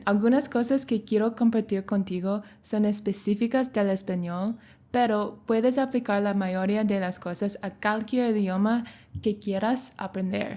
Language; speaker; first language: Spanish; non-native, learner; English